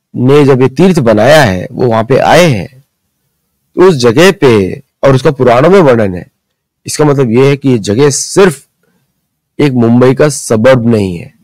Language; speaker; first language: Hindi; early bilingual, other home language; Marathi